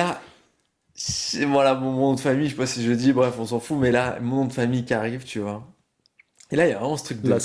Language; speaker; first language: French; native; French